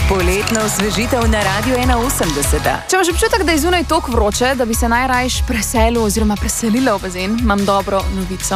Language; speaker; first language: Slovenian; native; Slovenian